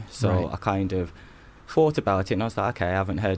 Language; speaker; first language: English; native; English